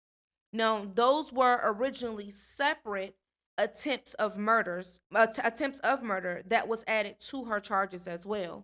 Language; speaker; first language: English; native; English